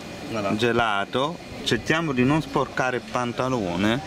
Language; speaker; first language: Italian; native; Italian